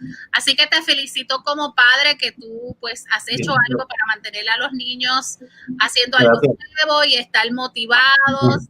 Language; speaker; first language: Spanish; early bilingual, heritage; Spanish